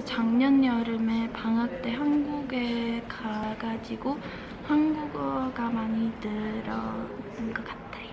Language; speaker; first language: Korean; early bilingual, heritage; Czech